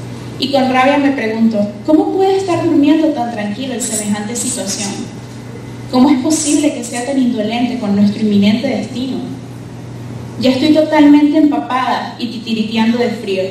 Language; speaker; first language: Spanish; native; Spanish